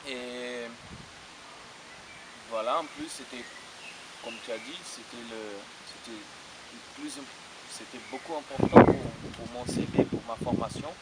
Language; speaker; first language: French; non-native, fluent; Portuguese